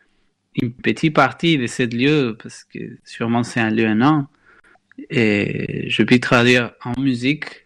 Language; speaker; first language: French; non-native, fluent; Spanish